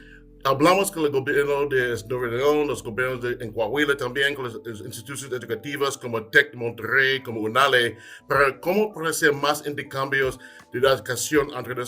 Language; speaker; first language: Spanish; non-native, fluent; English